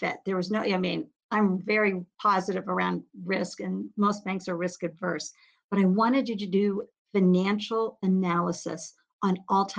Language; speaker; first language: English; native; English